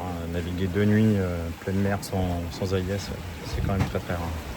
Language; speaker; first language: French; native; French